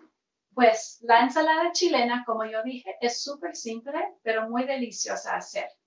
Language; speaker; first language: Spanish; early bilingual, heritage; Spanish